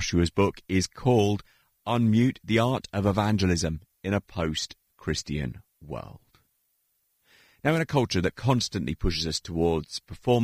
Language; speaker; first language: English; native; English